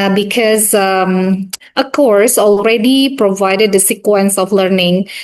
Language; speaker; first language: English; non-native, fluent; Indonesian